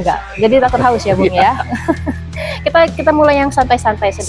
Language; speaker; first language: Indonesian; native; Indonesian